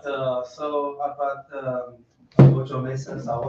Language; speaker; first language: Spanish; non-native, learner; English